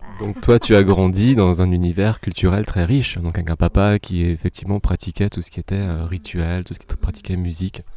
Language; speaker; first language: French; native; French